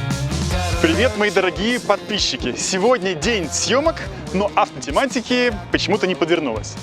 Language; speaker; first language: Russian; native; Russian